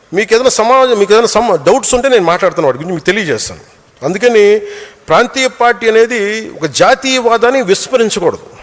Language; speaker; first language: Telugu; native; Telugu